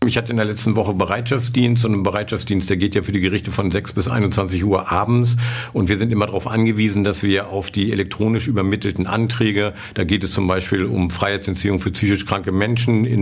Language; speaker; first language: German; native; German